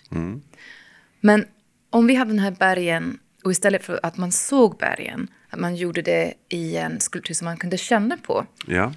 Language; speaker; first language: Swedish; non-native, fluent; English